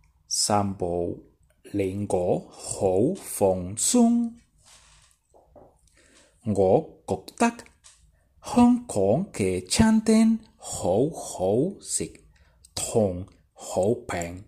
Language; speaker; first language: Cantonese; non-native, learner; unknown